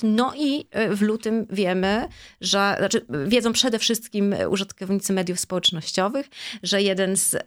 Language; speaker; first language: Polish; native; Polish